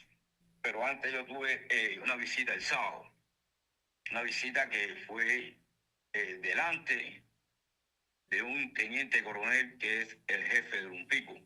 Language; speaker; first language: Spanish; native; Spanish